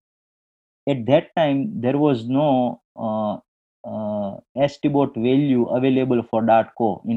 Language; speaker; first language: English; non-native, local second language; Gujarati